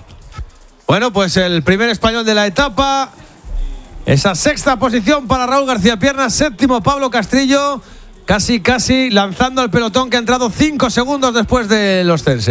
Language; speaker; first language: Spanish; native; Spanish